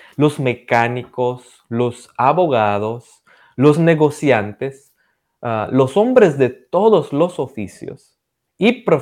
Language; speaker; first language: Spanish; non-native, fluent; Romanian